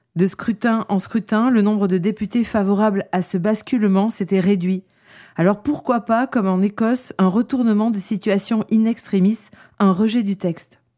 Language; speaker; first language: French; native; French